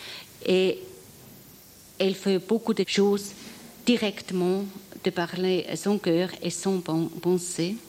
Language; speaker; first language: French; non-native, fluent; German